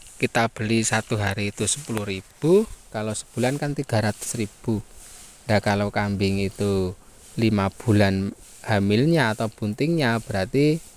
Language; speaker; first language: Indonesian; non-native, local second language; Javanese